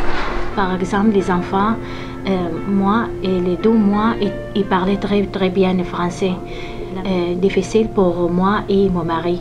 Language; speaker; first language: French; non-native, learner; Arabic